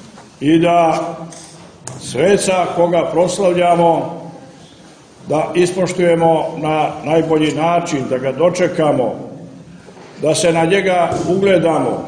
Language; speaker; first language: Croatian; native; Croatian